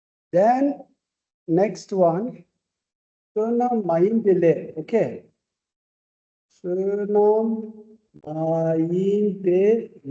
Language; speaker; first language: English; non-native, local second language; Tibetan